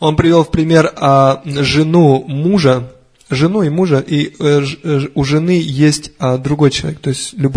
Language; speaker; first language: Russian; native; Russian